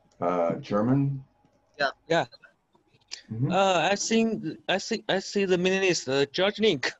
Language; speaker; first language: English; non-native, learner; Chinese